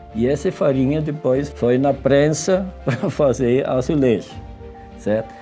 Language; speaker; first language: Portuguese; non-native, fluent; Swiss German